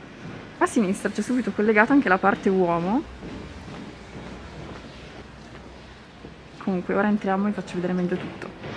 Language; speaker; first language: Italian; native; Italian